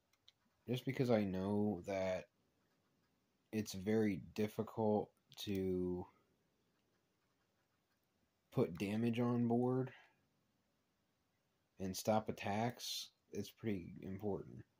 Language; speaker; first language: English; native; English